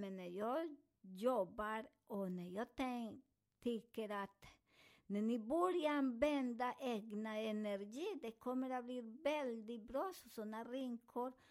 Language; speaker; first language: Swedish; non-native, fluent; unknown